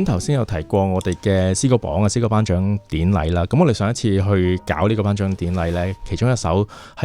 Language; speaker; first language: Cantonese; native; Cantonese